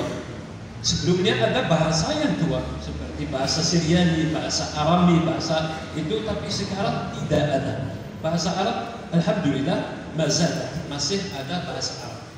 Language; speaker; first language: Indonesian; non-native, learner; Arabic